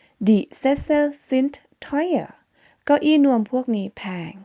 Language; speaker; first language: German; non-native, fluent; Thai